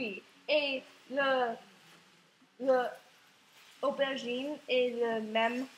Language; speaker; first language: French; non-native, learner; English